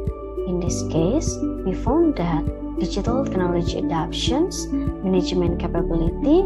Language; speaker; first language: English; non-native, learner; Indonesian